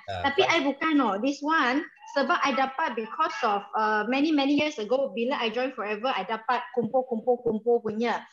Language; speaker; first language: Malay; non-native, local second language; Chinese